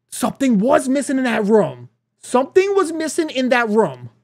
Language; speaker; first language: English; native; English